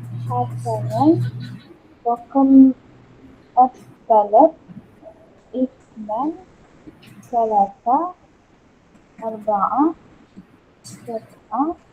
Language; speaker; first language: Arabic; non-native, learner; Malay